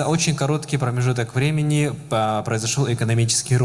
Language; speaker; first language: Russian; native; Russian